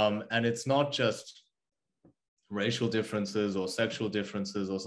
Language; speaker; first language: English; early bilingual, other home language; Korean